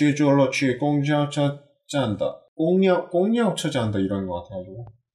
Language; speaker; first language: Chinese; non-native, learner; Korean